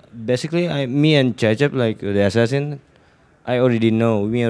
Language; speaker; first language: English; non-native, learner; Indonesian